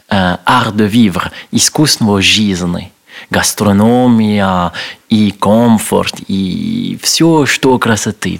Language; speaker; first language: Russian; non-native, learner; French